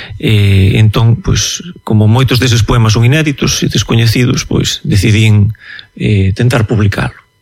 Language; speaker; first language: Galician; non-native, local second language; Spanish